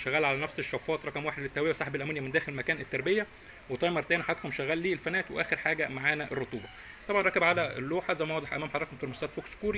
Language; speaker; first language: Arabic; native; Arabic